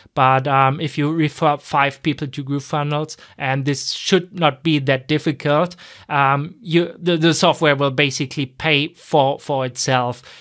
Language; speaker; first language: English; non-native, fluent; German